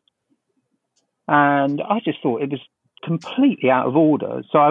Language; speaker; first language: English; native; English